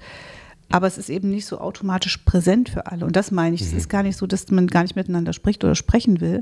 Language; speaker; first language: German; native; German